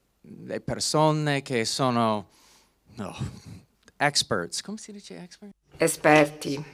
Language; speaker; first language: Italian; non-native, learner; English